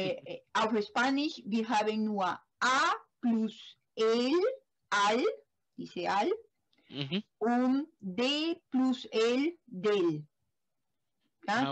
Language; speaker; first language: German; non-native, learner; Spanish